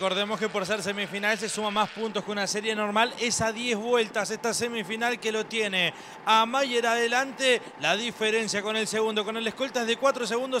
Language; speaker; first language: Spanish; native; Spanish